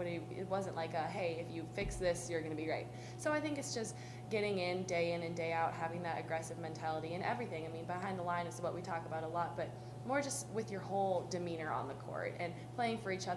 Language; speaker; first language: English; native; English